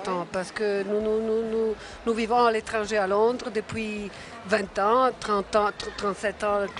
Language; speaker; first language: French; non-native, fluent; Italian